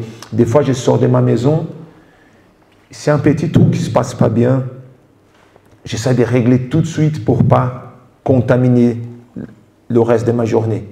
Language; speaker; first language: French; non-native, fluent; Portuguese